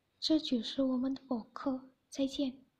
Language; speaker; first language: Chinese; non-native, learner; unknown